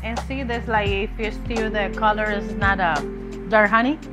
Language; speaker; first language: English; non-native, learner; Spanish